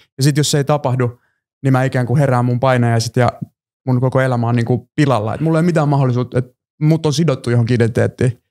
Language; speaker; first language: Finnish; early bilingual, other home language; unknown